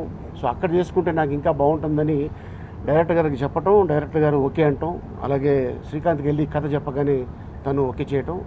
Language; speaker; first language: Telugu; native; Telugu